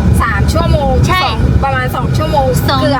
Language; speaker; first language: Thai; native; Thai